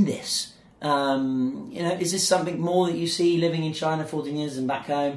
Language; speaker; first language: English; native; English